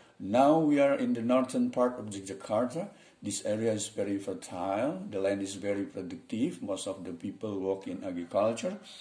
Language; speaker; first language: English; non-native, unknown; Indonesian